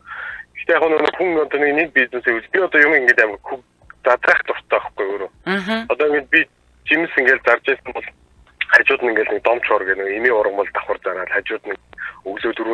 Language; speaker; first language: Mongolian; native; Mongolian